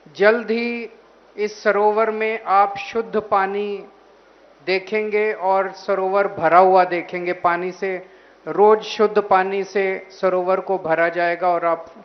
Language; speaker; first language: Hindi; native; Hindi